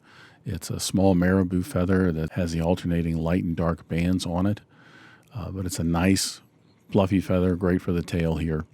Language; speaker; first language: English; native; English